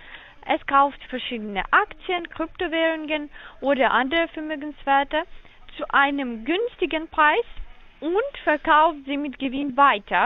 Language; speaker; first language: German; non-native, learner; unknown